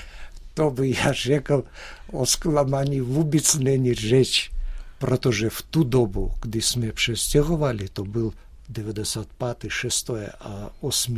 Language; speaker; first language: Czech; early bilingual, heritage; Czech